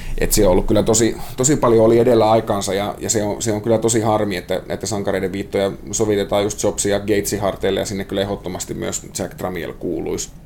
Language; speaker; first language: Finnish; native; Finnish